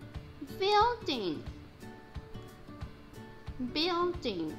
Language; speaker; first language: English; non-native, fluent; Spanish